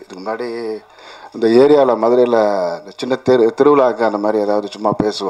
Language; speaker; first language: Tamil; native; Tamil